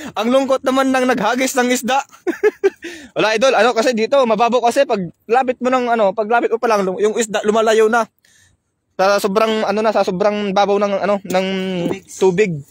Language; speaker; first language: Filipino; non-native, local second language; Iloko